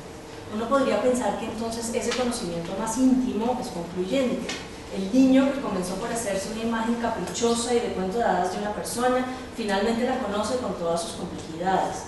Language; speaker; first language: Spanish; native; Spanish